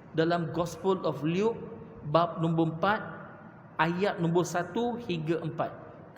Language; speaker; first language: Malay; non-native, local second language; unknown